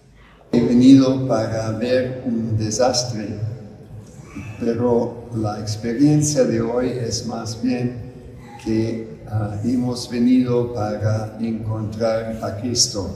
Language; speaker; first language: Spanish; non-native, fluent; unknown